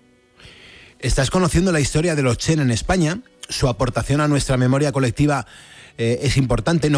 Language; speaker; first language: Spanish; native; Spanish